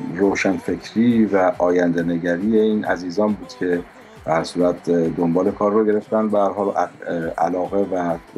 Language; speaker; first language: Persian; native; Persian